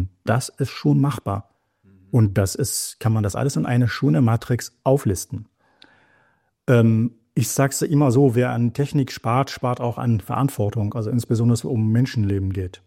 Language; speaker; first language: German; native; German